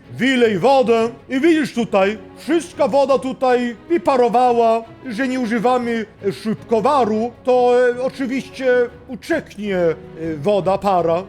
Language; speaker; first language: Polish; non-native, learner; Swedish